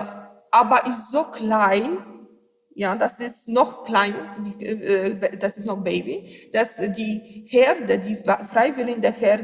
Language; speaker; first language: German; non-native, learner; Polish